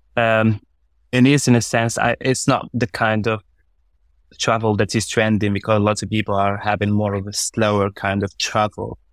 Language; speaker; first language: English; non-native, fluent; Arabic